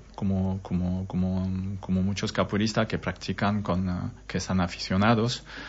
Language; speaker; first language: Spanish; non-native, fluent; French